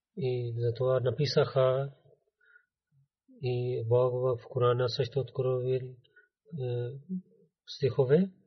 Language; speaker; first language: Bulgarian; non-native, learner; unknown